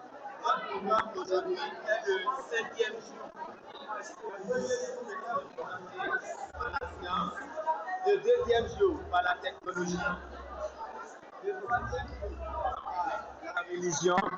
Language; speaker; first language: French; non-native, fluent; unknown